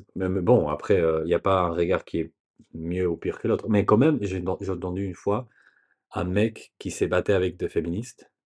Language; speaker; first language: French; non-native, learner; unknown